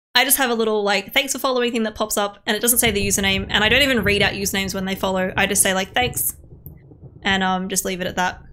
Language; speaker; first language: English; native; English